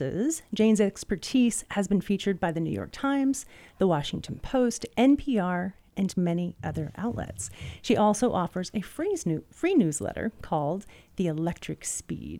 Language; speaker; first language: English; native; English